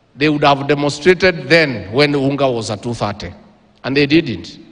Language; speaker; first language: English; non-native, local second language; Kikuyu